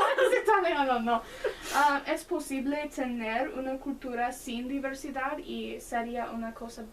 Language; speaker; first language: Spanish; non-native, learner; English